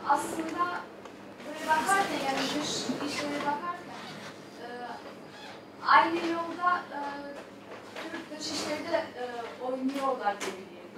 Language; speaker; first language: Turkish; non-native, fluent; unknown